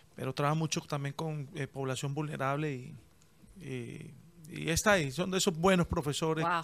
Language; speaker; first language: Spanish; native; Spanish